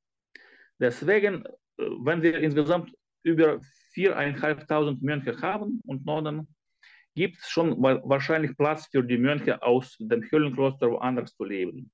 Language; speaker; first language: German; non-native, fluent; Ukrainian